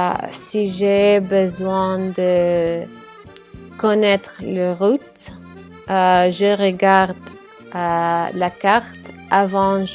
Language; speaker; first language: French; non-native, learner; Arabic